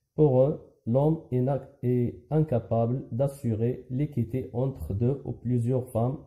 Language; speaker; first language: French; non-native, local second language; Arabic